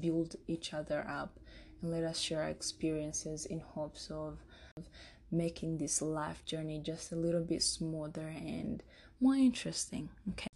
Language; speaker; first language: English; non-native, local second language; Kinyarwanda